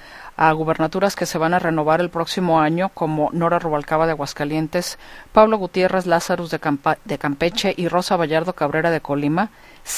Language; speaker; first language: Spanish; native; Spanish